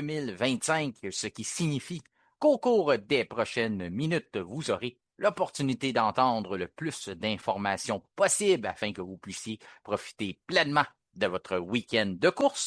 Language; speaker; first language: French; native; French